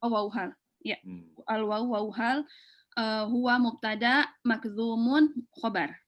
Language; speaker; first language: Arabic; non-native, learner; Indonesian